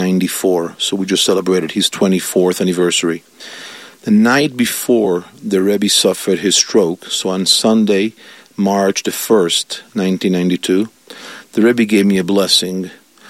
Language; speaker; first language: English; non-native, fluent; Italian